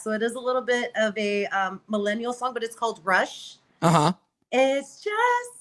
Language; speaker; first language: English; native; English